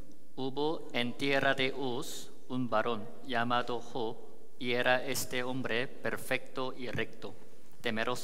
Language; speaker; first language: Spanish; native; Spanish